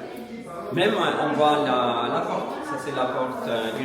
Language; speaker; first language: French; non-native, learner; Italian